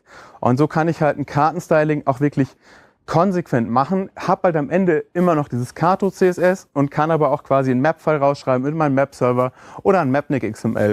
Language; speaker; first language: German; native; German